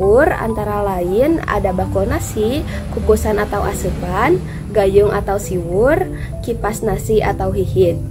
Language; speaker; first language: Indonesian; native; Indonesian